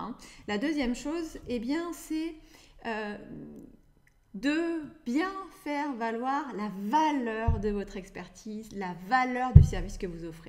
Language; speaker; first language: French; native; French